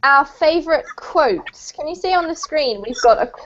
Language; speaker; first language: English; native; English